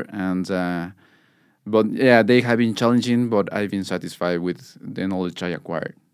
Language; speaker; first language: English; non-native, fluent; Spanish